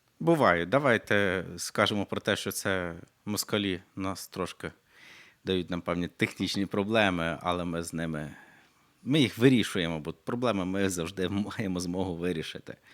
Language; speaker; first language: Ukrainian; native; Ukrainian